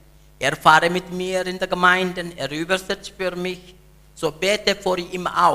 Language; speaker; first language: German; non-native, learner; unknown